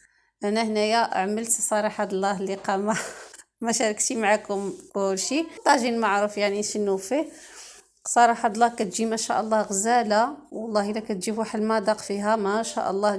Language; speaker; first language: Arabic; native; Arabic